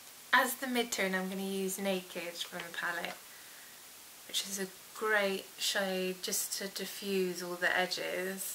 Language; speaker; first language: English; native; English